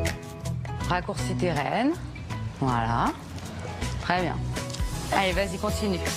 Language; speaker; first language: French; native; French